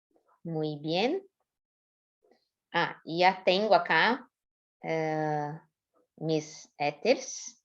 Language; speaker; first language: Spanish; non-native, fluent; Portuguese